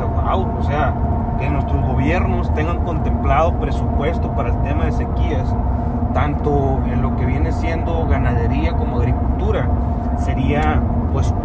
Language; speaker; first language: Spanish; native; Spanish